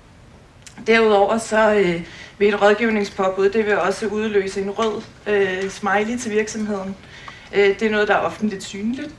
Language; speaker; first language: Danish; native; Danish